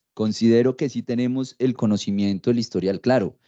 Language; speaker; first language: Spanish; native; Spanish